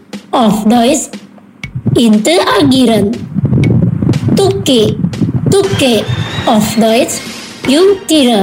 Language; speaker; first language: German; non-native, learner; Indonesian